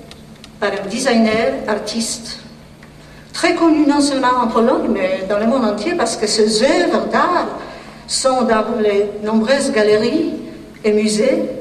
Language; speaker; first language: French; non-native, fluent; Polish